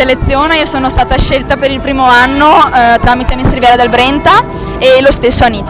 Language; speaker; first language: Italian; native; Italian